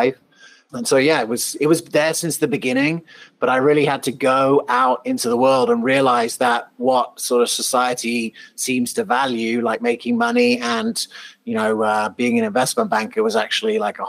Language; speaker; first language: English; native; English